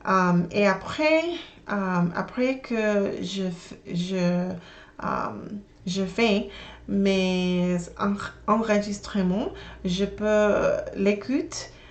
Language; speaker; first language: French; non-native, learner; English